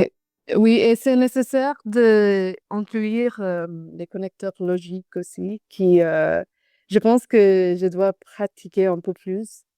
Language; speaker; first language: French; non-native, fluent; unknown